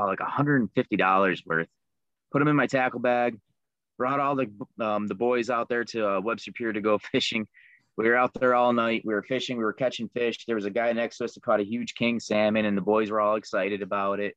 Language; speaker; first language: English; native; English